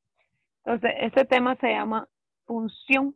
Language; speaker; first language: Spanish; native; Spanish